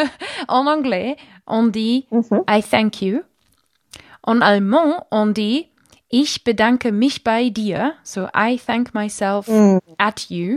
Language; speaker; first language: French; non-native, learner; German